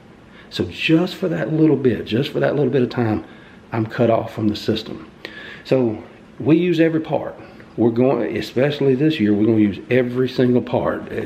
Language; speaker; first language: English; native; English